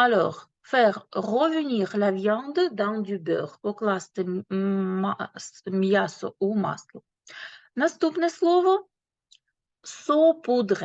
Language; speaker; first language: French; non-native, fluent; Ukrainian